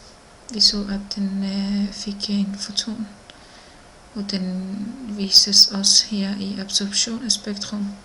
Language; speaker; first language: Danish; non-native, learner; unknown